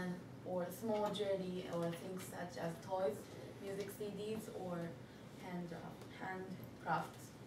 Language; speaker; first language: English; non-native, learner; Japanese